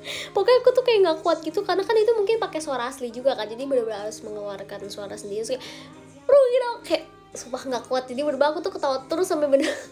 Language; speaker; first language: Indonesian; native; Indonesian